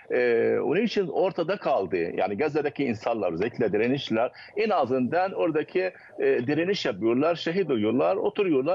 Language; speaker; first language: Turkish; non-native, fluent; Arabic